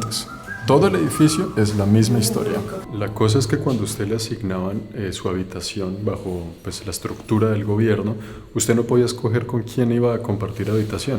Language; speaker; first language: Spanish; native; Spanish